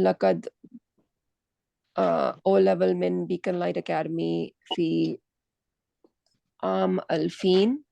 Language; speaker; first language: Arabic; non-native, learner; Urdu